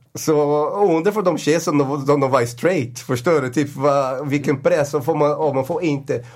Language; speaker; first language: Swedish; non-native, fluent; Portuguese